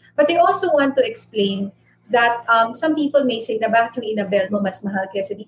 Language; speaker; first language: English; non-native, local second language; Iloko